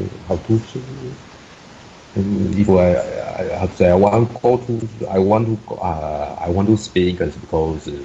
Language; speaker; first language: English; non-native, learner; Chinese